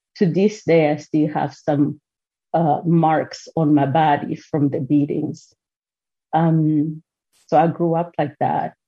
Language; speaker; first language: English; non-native, local second language; Kinyarwanda